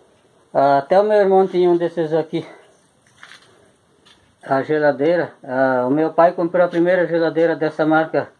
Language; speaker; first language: Portuguese; native; Portuguese